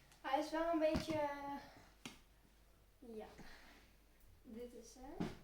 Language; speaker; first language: Dutch; early bilingual, heritage; Turkish